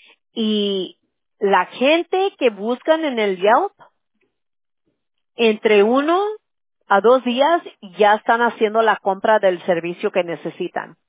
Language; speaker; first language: Spanish; early bilingual, other home language; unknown